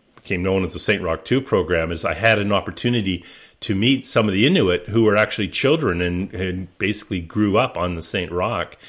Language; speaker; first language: English; native; English